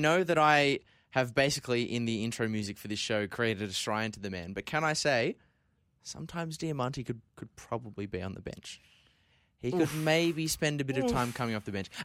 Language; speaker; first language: English; native; English